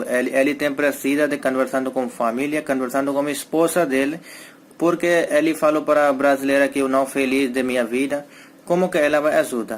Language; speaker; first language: Portuguese; non-native, learner; Hindi